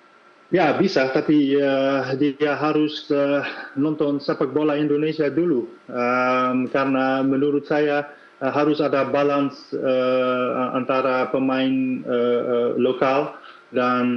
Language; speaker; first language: Indonesian; non-native, fluent; Dutch